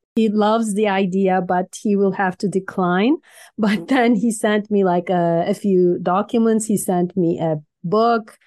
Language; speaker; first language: English; non-native, fluent; Turkish